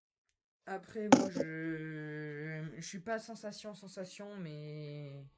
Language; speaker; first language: French; native; French